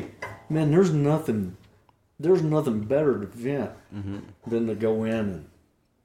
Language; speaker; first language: English; native; English